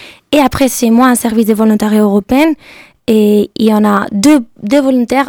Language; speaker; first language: French; non-native, fluent; Spanish